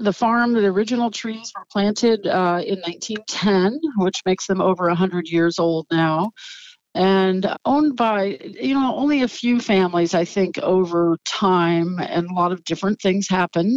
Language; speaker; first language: English; native; English